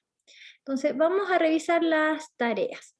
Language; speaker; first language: Spanish; native; Spanish